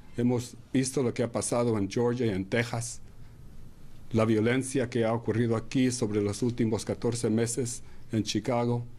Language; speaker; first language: Spanish; early bilingual, heritage; Spanish